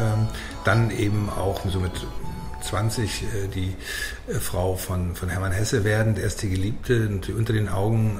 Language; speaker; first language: German; native; German